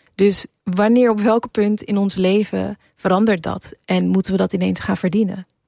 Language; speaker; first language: Dutch; early bilingual, other home language; English